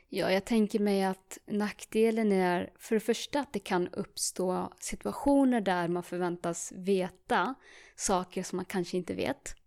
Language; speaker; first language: Swedish; early bilingual, other home language; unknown